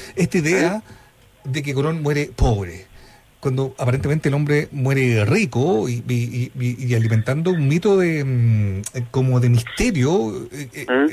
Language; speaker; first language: Spanish; native; Spanish